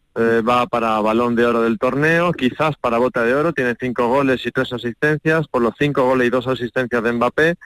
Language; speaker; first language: Spanish; non-native, fluent; French